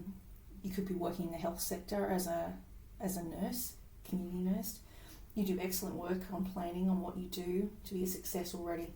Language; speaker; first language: English; native; English